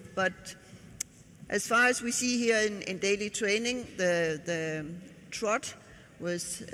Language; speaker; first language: English; non-native, fluent; Danish